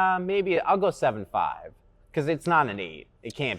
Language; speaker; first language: English; native; English